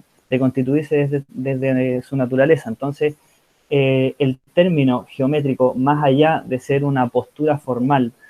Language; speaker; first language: Spanish; native; Spanish